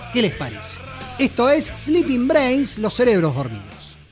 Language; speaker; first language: Spanish; native; Spanish